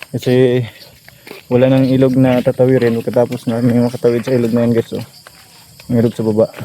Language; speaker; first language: Filipino; non-native, local second language; Cebuano